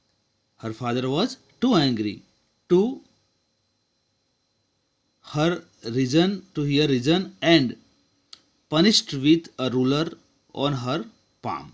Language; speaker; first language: English; non-native, local second language; Gujarati